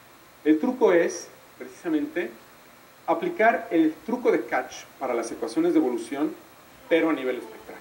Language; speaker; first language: Spanish; native; Spanish